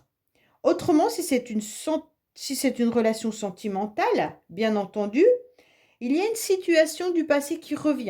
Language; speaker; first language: French; native; French